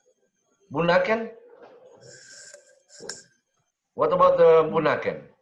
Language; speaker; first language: English; non-native, learner; Indonesian